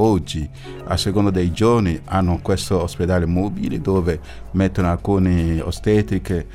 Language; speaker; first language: Italian; non-native, fluent; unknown